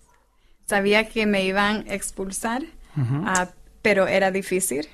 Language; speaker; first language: Spanish; non-native, fluent; English